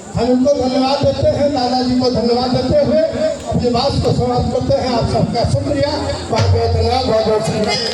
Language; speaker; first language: Hindi; native; Hindi